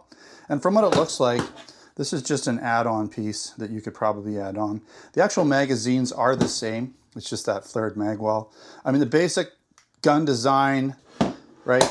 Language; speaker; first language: English; native; English